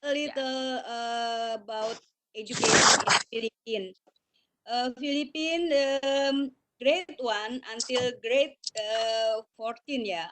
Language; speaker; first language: English; non-native, learner; Indonesian